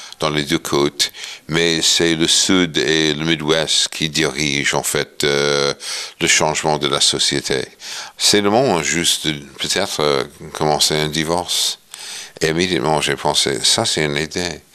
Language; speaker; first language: French; non-native, fluent; English